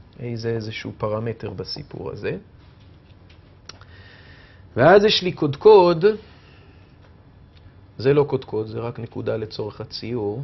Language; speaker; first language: Hebrew; native; Hebrew